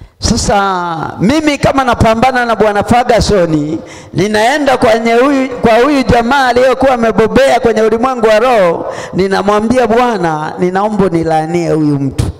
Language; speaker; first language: Swahili; non-native, local second language; Sukuma